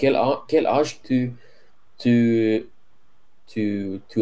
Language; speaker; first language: French; non-native, learner; English